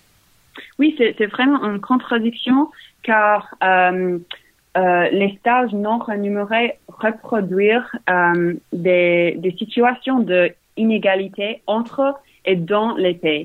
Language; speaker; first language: French; non-native, learner; English